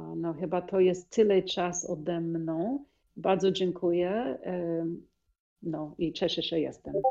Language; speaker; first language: Polish; non-native, learner; English